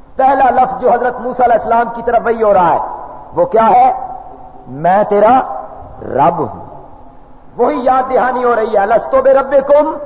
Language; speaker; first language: Urdu; non-native, local second language; Punjabi